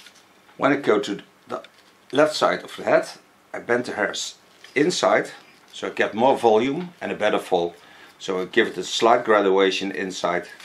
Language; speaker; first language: English; non-native, fluent; Dutch